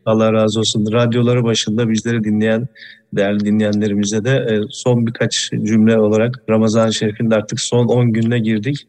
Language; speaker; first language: Turkish; native; Turkish